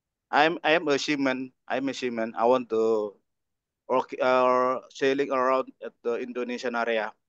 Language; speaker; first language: English; non-native, learner; Indonesian